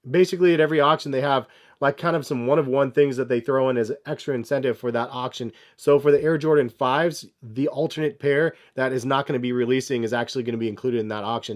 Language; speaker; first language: English; native; English